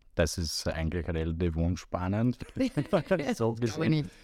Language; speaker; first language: German; non-native, fluent; Romanian